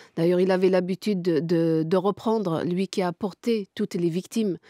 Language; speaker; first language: French; non-native, local second language; Kabyle